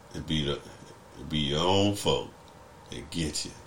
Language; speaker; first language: English; native; English